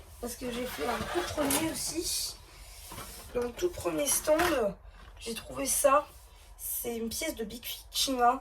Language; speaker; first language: French; native; French